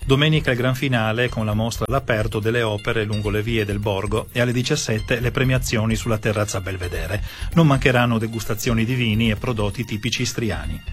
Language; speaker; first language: Italian; native; Italian